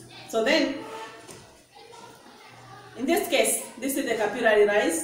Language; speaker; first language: English; non-native, local second language; Swahili